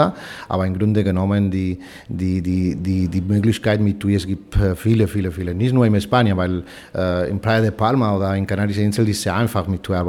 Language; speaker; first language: German; non-native, fluent; Spanish